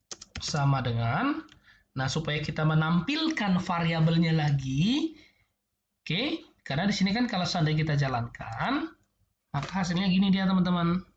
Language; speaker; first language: Indonesian; native; Indonesian